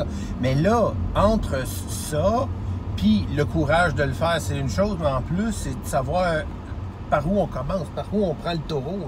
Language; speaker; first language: French; native; French